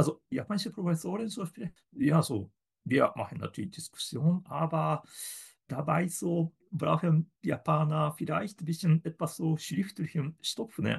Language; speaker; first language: German; non-native, fluent; Japanese